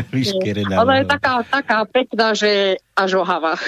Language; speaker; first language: Slovak; native; Slovak